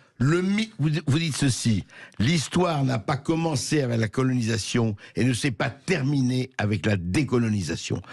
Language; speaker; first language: French; native; French